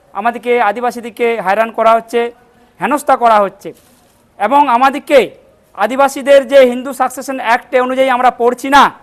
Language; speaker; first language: Bangla; non-native, local second language; Santali